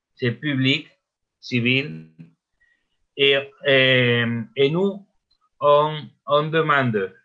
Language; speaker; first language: French; non-native, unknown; Spanish